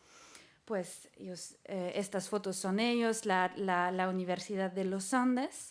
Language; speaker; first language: Spanish; non-native, fluent; French